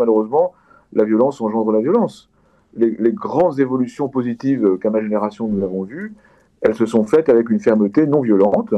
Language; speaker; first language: French; native; French